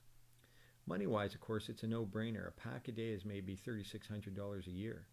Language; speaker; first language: English; native; English